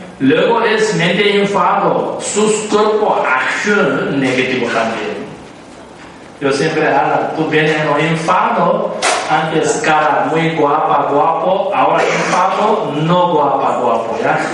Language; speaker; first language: Spanish; non-native, learner; Tibetan